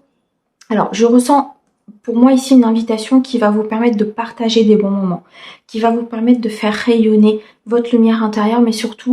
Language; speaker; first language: French; native; French